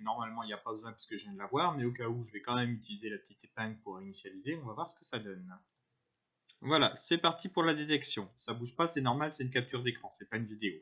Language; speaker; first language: French; native; French